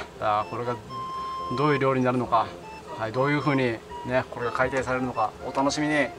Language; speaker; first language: Japanese; native; Japanese